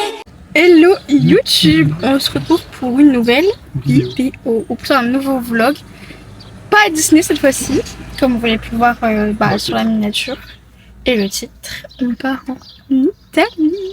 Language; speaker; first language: French; native; French